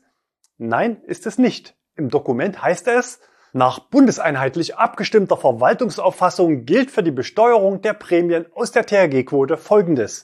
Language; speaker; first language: German; native; German